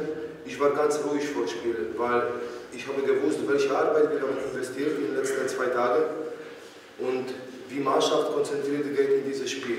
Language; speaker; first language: German; non-native, fluent; Polish